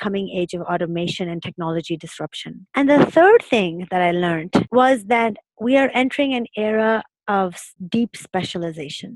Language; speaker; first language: English; non-native, local second language; Urdu